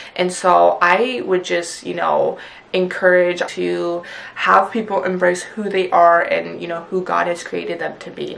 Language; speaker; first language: English; early bilingual, other home language; Punjabi